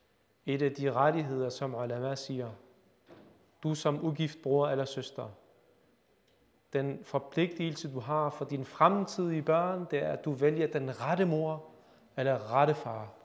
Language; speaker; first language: Danish; early bilingual, other home language; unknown